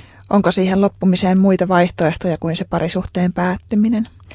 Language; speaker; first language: Finnish; native; Finnish